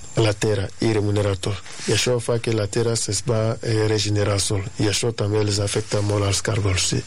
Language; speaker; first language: Catalan; non-native, fluent; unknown